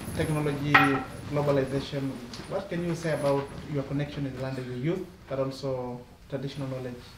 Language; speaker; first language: English; non-native, local second language; Masai